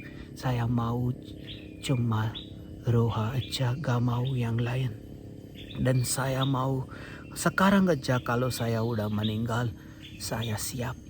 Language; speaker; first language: Indonesian; non-native, fluent; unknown